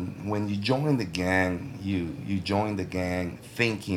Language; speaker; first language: English; early bilingual, other home language; Spanish